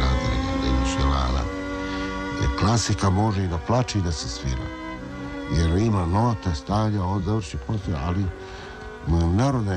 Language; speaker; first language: Serbian; non-native, local second language; Romany